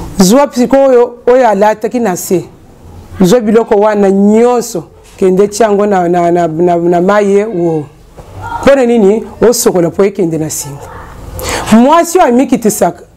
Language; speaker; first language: Lingala; native; Lingala